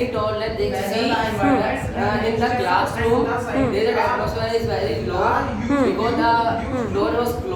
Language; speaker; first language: English; non-native, learner; Hindi